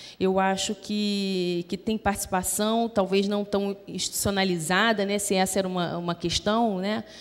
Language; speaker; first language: Portuguese; native; Portuguese